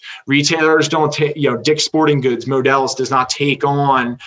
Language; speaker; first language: English; native; English